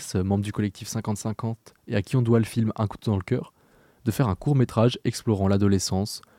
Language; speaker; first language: French; native; French